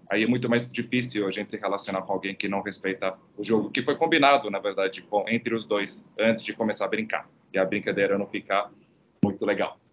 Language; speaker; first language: Portuguese; non-native, fluent; Croatian